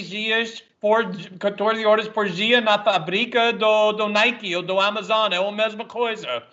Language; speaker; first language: Portuguese; non-native, fluent; English